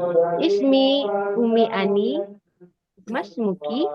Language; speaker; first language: Arabic; non-native, learner; Indonesian